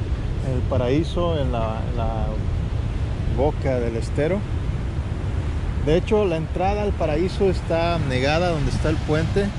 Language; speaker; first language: Spanish; native; Spanish